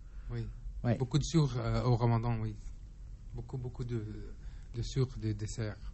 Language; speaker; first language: French; non-native, learner; Arabic